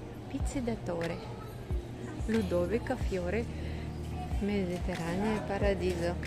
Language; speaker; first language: Italian; non-native, learner; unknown